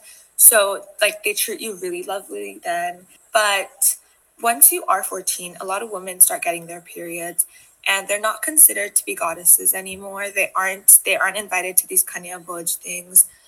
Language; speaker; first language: English; non-native, local second language; Hindi